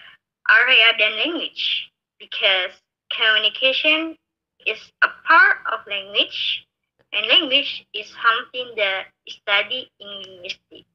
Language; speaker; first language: English; non-native, learner; Indonesian